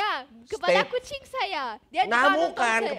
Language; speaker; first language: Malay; non-native, learner; German